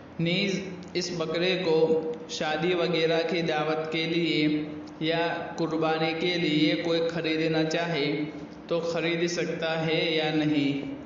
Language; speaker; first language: Urdu; non-native, local second language; Gujarati